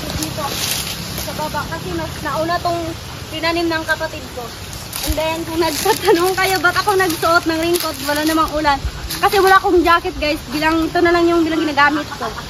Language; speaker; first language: Filipino; non-native, local second language; Cebuano